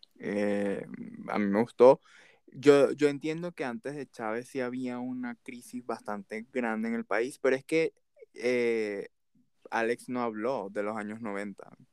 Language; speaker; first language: Spanish; native; Spanish